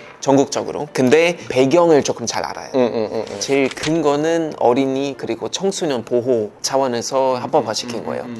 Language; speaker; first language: Korean; non-native, fluent; German